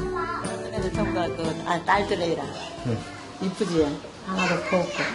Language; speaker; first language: Korean; native; Korean